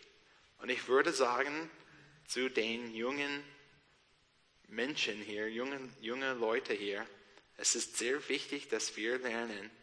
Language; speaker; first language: German; non-native, learner; English